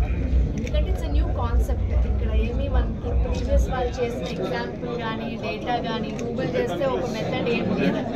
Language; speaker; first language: Telugu; native; Telugu